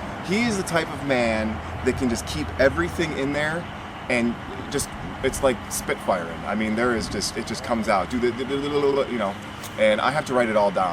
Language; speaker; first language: English; native; English